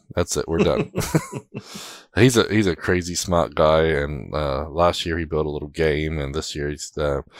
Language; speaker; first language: English; native; English